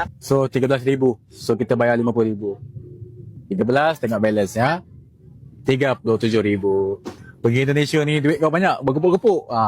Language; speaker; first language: Malay; native; Malay